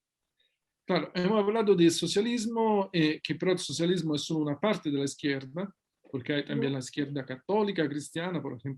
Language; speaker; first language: Spanish; non-native, fluent; Italian